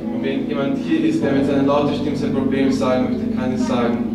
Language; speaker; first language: German; non-native, fluent; Romanian